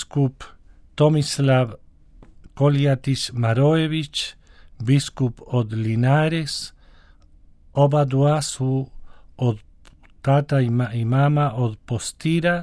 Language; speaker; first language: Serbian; early bilingual, heritage; Spanish